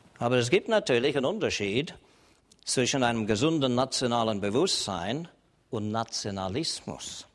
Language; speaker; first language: German; non-native, fluent; English